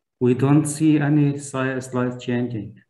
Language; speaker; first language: English; non-native, fluent; Turkish